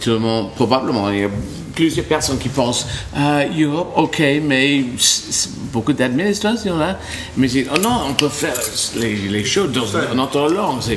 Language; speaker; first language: French; non-native, learner; English